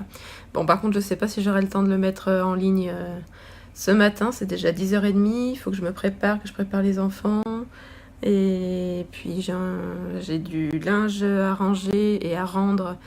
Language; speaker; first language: French; native; French